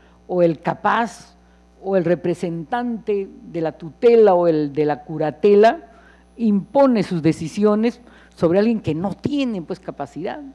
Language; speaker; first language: Spanish; native; Spanish